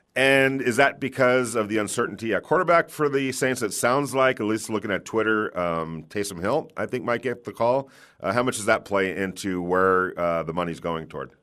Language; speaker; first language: English; native; English